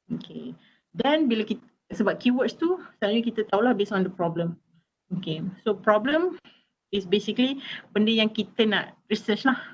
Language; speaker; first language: Malay; native; Malay